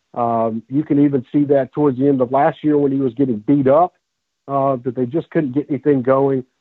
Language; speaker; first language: English; native; English